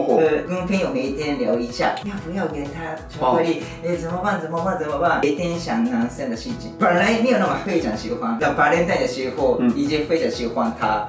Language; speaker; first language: Chinese; non-native, learner; Japanese